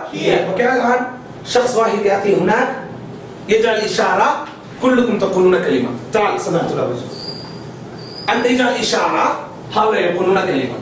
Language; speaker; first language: Arabic; non-native, fluent; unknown